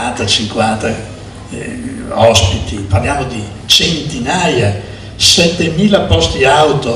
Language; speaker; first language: Italian; native; Italian